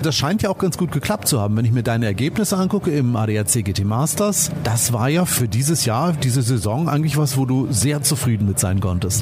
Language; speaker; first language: German; native; German